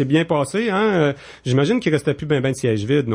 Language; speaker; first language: French; native; French